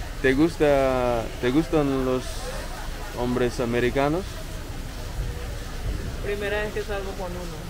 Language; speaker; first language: Spanish; non-native, learner; English